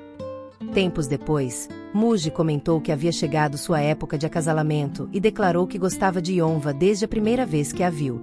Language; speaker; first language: Portuguese; native; Portuguese